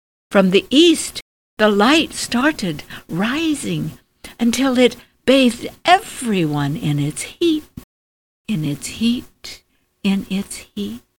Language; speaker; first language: English; native; English